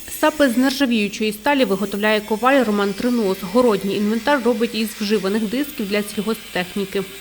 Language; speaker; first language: Ukrainian; native; Ukrainian